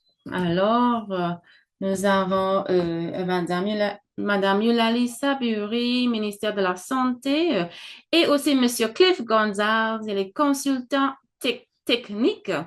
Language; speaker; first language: French; non-native, fluent; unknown